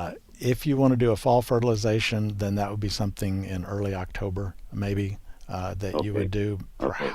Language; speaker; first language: English; native; English